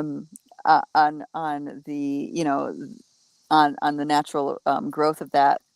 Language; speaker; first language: English; native; English